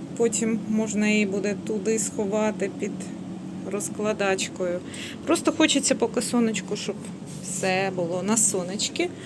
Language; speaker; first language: Ukrainian; native; Ukrainian